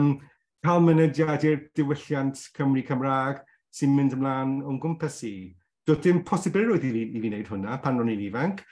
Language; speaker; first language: Welsh; non-native, local second language; English